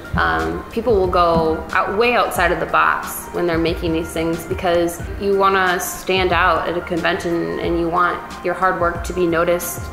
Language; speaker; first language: English; native; English